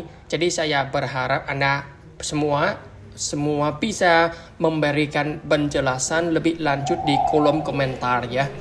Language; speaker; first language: Indonesian; non-native, learner; Vietnamese